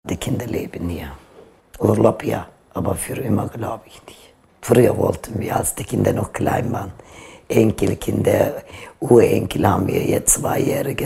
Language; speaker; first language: German; non-native, learner; Turkish